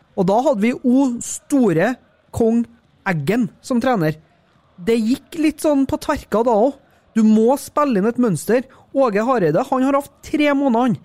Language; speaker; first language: Norwegian; native; Norwegian